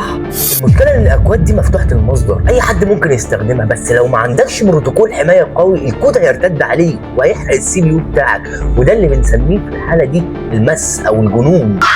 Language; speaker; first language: Arabic; native; Arabic